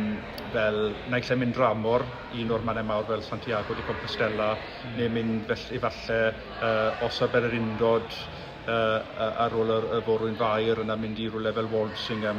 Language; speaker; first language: Welsh; native; Welsh